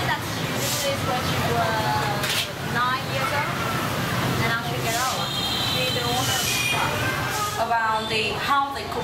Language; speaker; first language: English; non-native, learner; Vietnamese